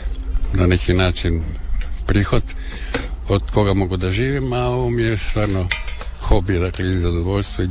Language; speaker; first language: Serbian; native; Serbian